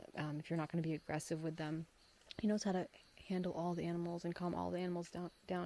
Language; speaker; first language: English; native; English